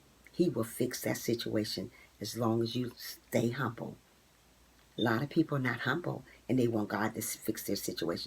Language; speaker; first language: English; native; English